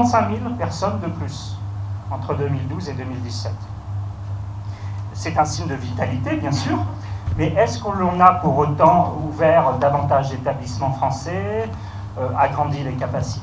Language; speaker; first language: French; native; French